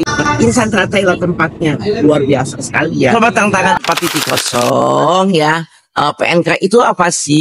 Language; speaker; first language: Indonesian; native; Indonesian